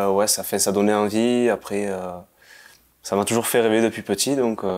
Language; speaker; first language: French; native; French